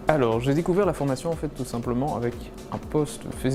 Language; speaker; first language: French; native; French